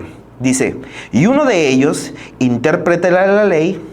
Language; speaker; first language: Spanish; native; Spanish